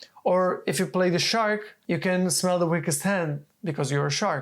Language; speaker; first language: English; non-native, fluent; Hebrew